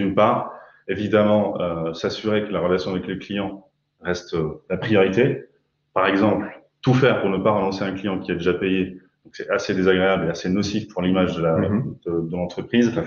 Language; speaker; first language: French; native; French